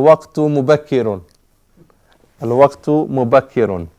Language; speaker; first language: Arabic; non-native, fluent; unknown